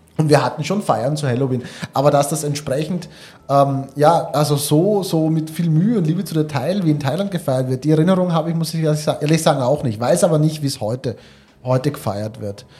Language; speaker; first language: German; native; German